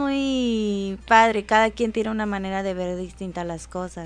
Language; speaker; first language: Spanish; native; Spanish